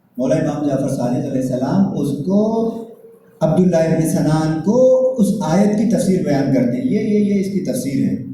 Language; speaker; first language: Urdu; native; Urdu